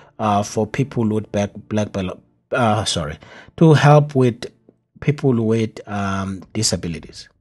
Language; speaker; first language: English; non-native, local second language; Zulu